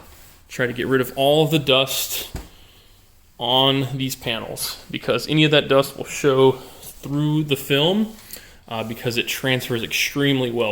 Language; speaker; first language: English; native; English